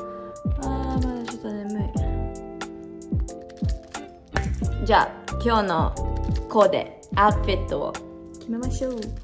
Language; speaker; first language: Japanese; early bilingual, heritage; English